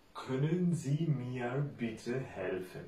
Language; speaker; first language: German; non-native, fluent; Bangla